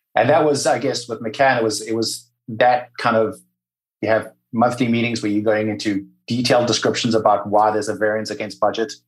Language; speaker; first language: English; native; English